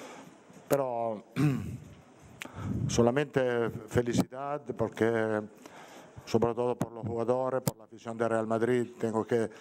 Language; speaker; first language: Spanish; non-native, fluent; Italian